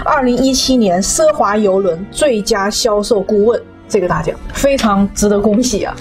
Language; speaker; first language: Chinese; native; Chinese